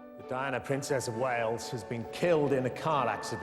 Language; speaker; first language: English; native; English